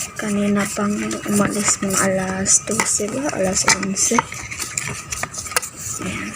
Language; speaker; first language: Filipino; non-native, local second language; Cebuano